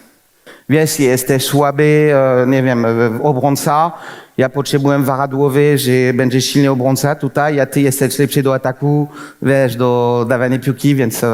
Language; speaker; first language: Polish; non-native, fluent; French